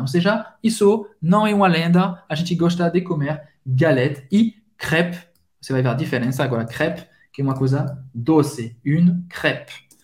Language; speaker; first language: Portuguese; non-native, fluent; French